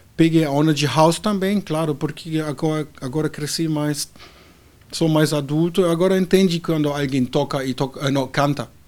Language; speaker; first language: Portuguese; non-native, fluent; German